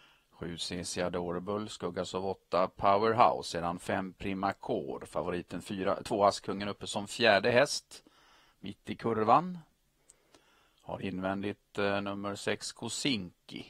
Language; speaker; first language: Swedish; native; Swedish